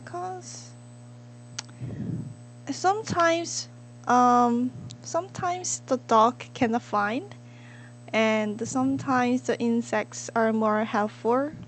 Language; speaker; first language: English; non-native, learner; Korean